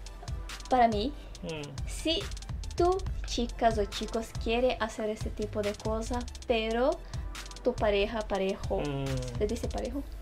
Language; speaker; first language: Spanish; non-native, fluent; Portuguese